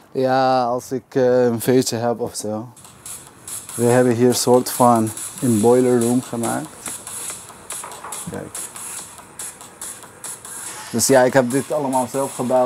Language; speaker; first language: Dutch; non-native, fluent; Arabic